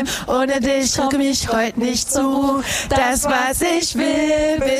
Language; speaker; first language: German; non-native, fluent; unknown